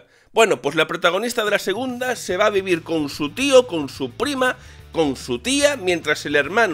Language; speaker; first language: Spanish; native; Spanish